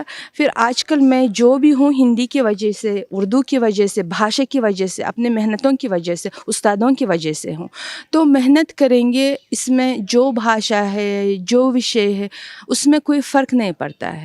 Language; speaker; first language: Hindi; non-native, fluent; Uzbek